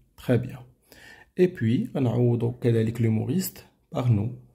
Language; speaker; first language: French; non-native, local second language; Arabic